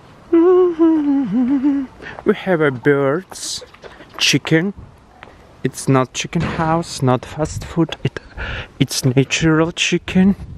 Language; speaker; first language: English; non-native, learner; Russian